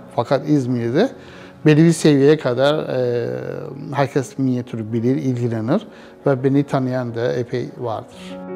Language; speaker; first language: Turkish; non-native, fluent; Persian